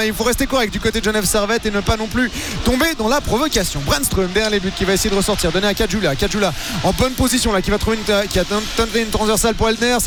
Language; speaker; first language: French; native; French